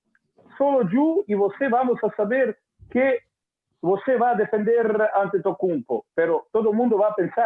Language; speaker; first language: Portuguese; non-native, learner; Croatian